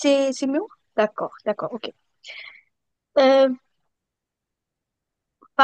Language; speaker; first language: French; non-native, fluent; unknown